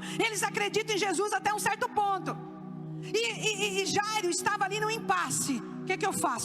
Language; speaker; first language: Portuguese; native; Portuguese